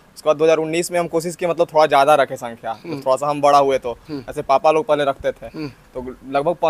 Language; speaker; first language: Hindi; native; Hindi